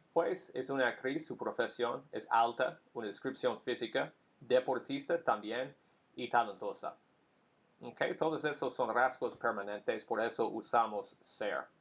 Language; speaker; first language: Spanish; non-native, fluent; English